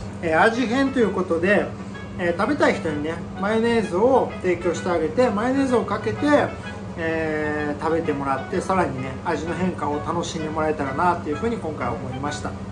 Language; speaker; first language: Japanese; native; Japanese